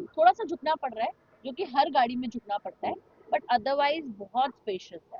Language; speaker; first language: Hindi; native; Hindi